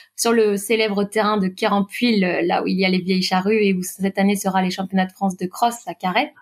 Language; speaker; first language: French; native; French